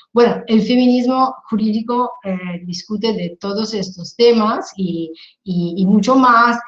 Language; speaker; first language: Spanish; non-native, fluent; Italian